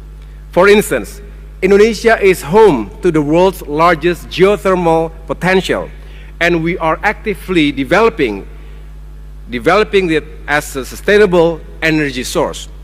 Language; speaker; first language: English; non-native, fluent; Indonesian